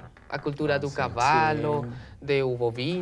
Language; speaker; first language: Portuguese; non-native, learner; Spanish